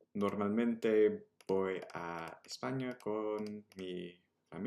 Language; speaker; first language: Spanish; non-native, fluent; English